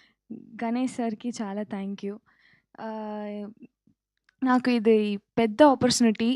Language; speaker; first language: Telugu; non-native, local second language; Tamil